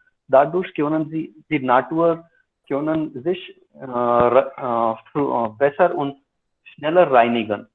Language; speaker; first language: German; non-native, fluent; Hindi